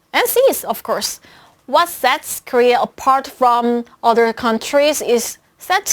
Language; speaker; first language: English; non-native, fluent; Korean